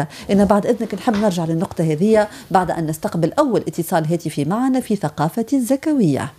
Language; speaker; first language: Arabic; native; Arabic